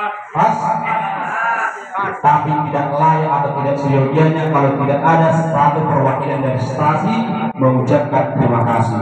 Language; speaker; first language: Indonesian; non-native, local second language; Batak Toba